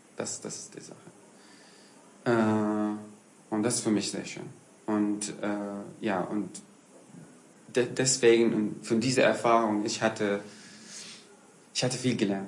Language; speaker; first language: German; non-native, learner; Arabic